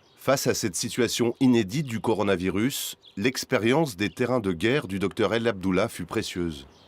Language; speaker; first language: French; native; French